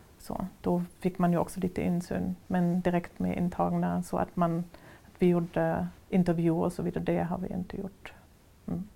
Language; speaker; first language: Swedish; non-native, fluent; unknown